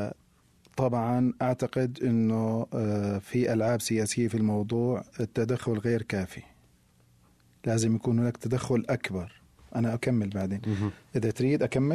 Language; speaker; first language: Arabic; native; Arabic